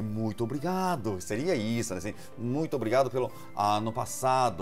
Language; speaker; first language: Portuguese; non-native, fluent; Japanese